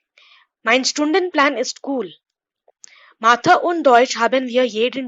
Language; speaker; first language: German; non-native, fluent; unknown